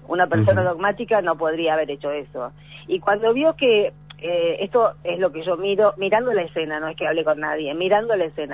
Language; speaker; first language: Spanish; native; Spanish